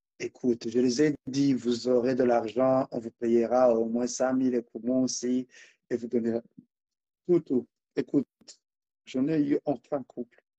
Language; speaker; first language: French; non-native, local second language; Rundi